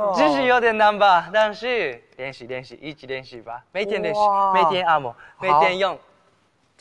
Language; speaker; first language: Chinese; non-native, learner; Japanese